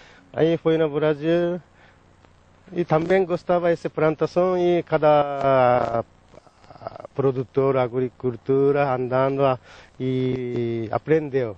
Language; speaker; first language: Portuguese; non-native, learner; Japanese